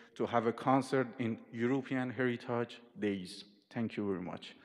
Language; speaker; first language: English; non-native, fluent; Persian